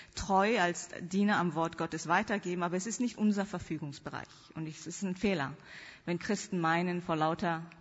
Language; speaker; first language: German; early bilingual, other home language; Korean